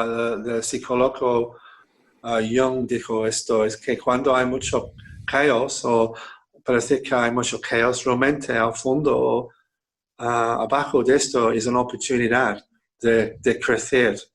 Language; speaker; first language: Spanish; non-native, fluent; English